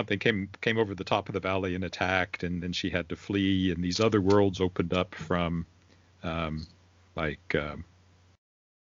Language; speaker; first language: English; native; English